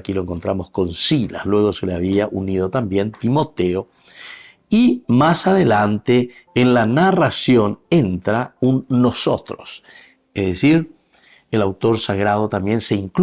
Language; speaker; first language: Spanish; native; Spanish